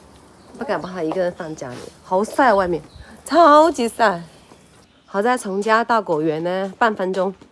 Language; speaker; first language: Chinese; native; Chinese